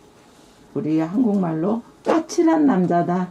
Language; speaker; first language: Korean; native; Korean